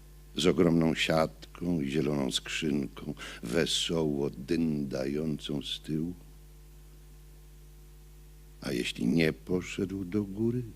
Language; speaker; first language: Polish; native; Polish